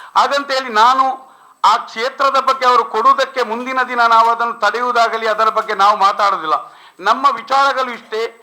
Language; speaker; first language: Kannada; non-native, local second language; Tulu